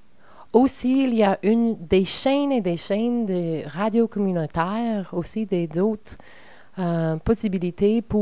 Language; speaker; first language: French; non-native, learner; English